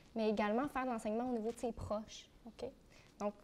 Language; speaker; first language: French; native; French